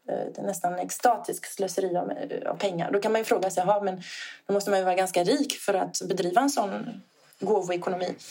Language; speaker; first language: Swedish; non-native, fluent; Italian